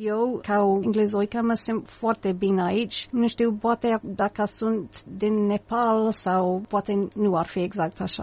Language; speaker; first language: Romanian; non-native, learner; English